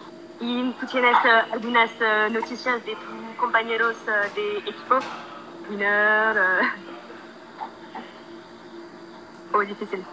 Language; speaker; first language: Spanish; non-native, learner; French